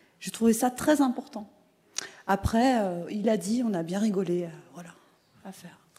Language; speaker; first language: French; native; French